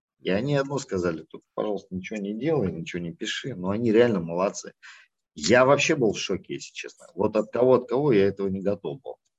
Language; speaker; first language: Russian; native; Russian